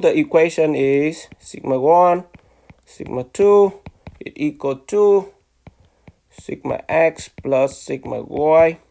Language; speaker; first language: English; non-native, fluent; Vietnamese